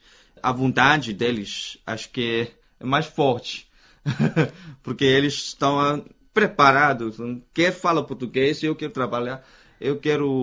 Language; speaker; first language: Portuguese; non-native, fluent; Chinese